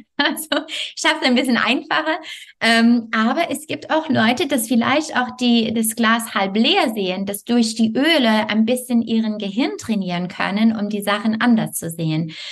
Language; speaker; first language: German; non-native, fluent; French